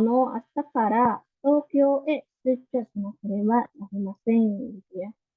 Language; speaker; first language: Japanese; non-native, fluent; Indonesian